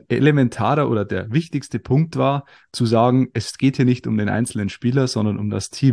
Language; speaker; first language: German; native; German